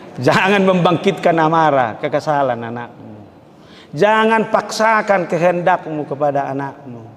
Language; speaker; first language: Indonesian; non-native, local second language; Batak Toba